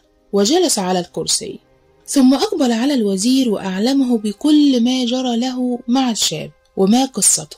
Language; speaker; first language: Arabic; native; Arabic